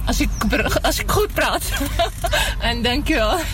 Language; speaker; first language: Dutch; non-native, learner; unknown